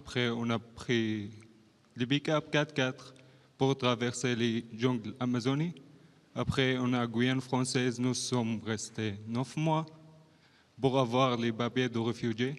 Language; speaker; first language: French; non-native, learner; Arabic